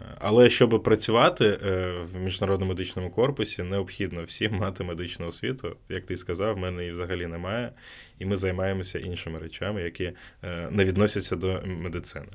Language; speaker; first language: Ukrainian; non-native, local second language; Crimean Tatar